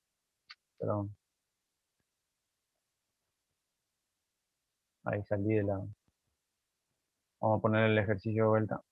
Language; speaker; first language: Spanish; native; Spanish